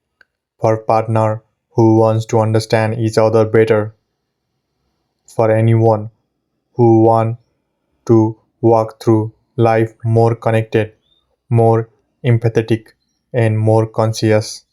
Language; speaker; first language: English; non-native, fluent; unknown